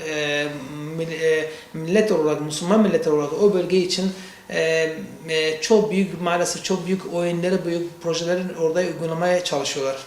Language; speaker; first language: Turkish; non-native, learner; Central Kurdish